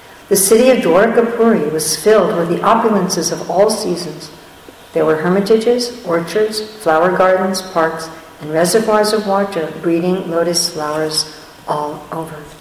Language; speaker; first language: English; native; English